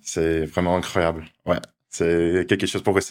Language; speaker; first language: French; non-native, learner; Russian